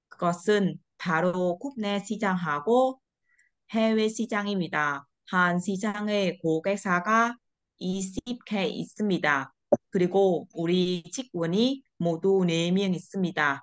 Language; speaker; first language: Korean; non-native, learner; Vietnamese